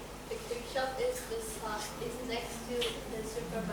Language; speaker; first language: English; non-native, learner; Indonesian